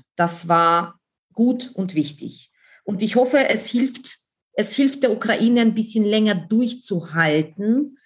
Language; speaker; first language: German; non-native, fluent; Russian